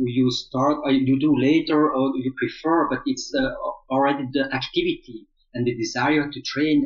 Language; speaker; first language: English; non-native, fluent; Dutch